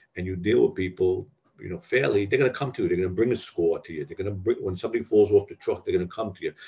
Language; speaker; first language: English; native; English